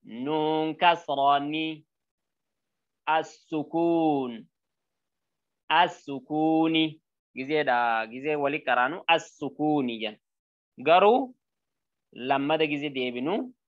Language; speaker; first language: Arabic; non-native, learner; Oromo